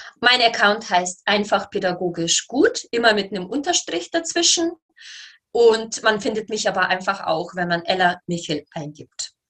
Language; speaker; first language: German; native; German